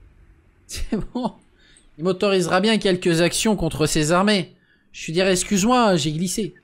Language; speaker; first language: French; native; French